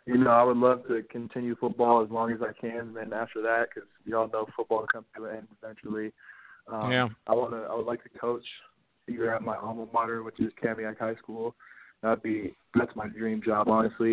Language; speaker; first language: English; native; English